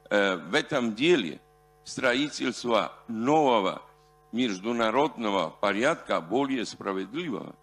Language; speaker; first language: Russian; non-native, fluent; Spanish